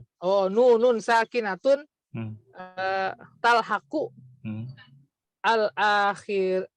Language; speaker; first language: Arabic; non-native, learner; Indonesian